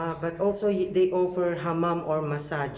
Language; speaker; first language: English; non-native, local second language; Filipino